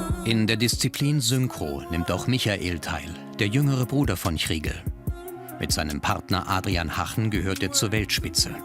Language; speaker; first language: German; native; German